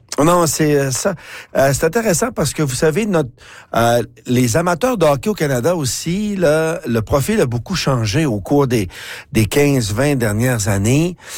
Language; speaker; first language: French; native; French